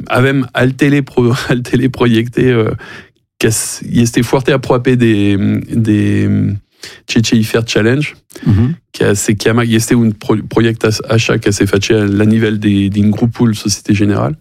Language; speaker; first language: Romanian; non-native, learner; French